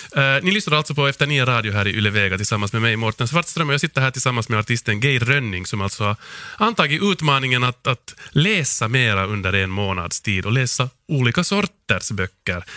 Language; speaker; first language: Swedish; native; Swedish